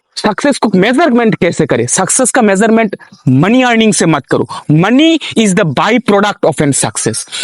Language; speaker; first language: Hindi; non-native, local second language; Bangla